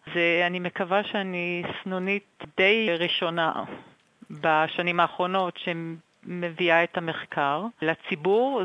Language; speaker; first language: Hebrew; native; Hebrew